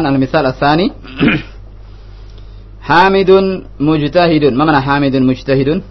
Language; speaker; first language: Arabic; non-native, fluent; Indonesian